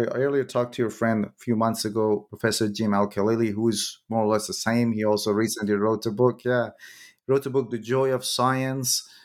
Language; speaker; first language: English; non-native, fluent; Persian